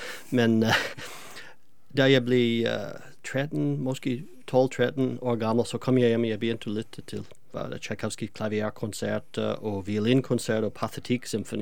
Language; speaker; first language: Danish; non-native, fluent; English